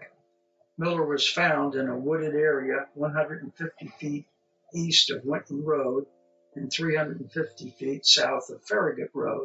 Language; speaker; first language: English; native; English